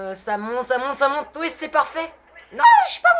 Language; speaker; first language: French; native; French